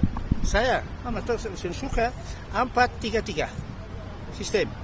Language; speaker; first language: Indonesian; early bilingual, heritage; Indonesian